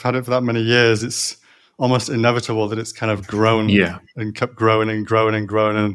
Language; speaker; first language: English; native; English